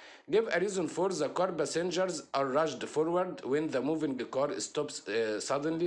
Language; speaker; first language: English; non-native, fluent; Arabic